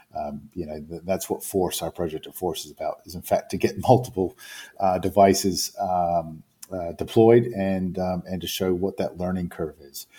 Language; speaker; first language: English; native; English